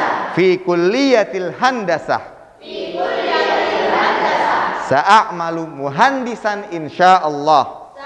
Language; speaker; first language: Arabic; non-native, fluent; Indonesian